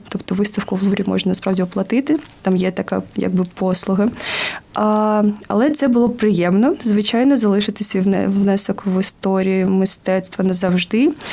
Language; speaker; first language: Ukrainian; native; Ukrainian